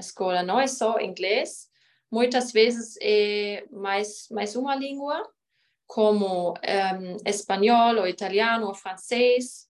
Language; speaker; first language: Portuguese; non-native, learner; German